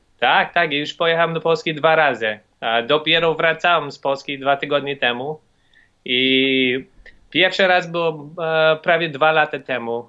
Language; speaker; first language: Polish; non-native, learner; English